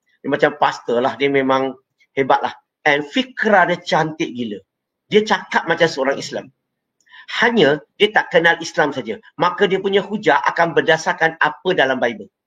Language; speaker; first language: Malay; non-native, local second language; Chinese